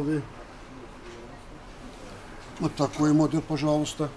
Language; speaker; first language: Russian; non-native, learner; Turkish